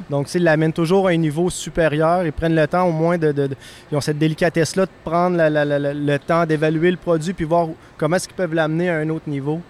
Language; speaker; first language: French; native; French